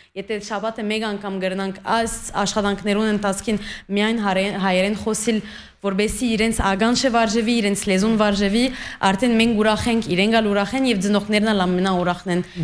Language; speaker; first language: Armenian; early bilingual, heritage; Armenian